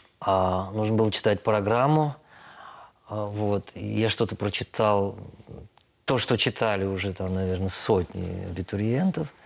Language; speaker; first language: Russian; non-native, local second language; Tatar